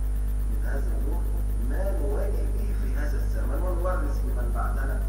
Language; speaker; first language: Arabic; native; Arabic